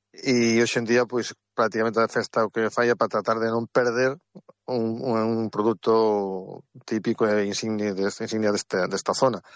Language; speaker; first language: Galician; native; Galician